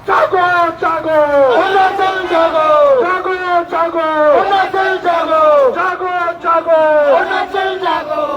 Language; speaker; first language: Hindi; non-native, local second language; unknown